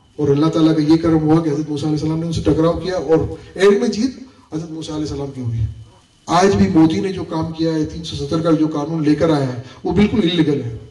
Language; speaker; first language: Urdu; non-native, local second language; Memoni